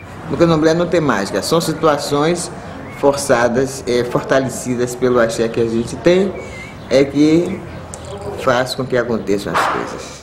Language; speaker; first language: Portuguese; native; Portuguese